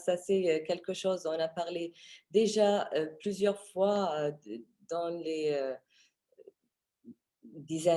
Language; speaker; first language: French; non-native, fluent; Arabic